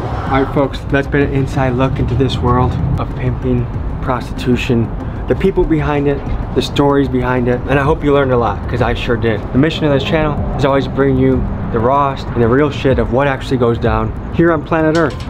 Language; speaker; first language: English; native; English